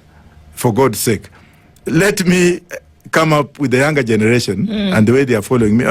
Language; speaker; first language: English; non-native, local second language; Luyia